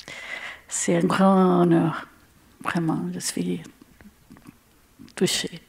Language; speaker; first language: French; non-native, learner; Portuguese